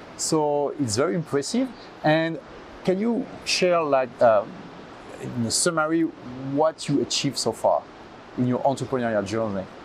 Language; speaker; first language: English; non-native, fluent; French